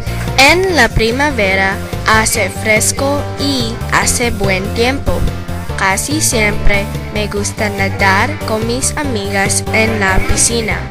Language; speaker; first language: Spanish; non-native, learner; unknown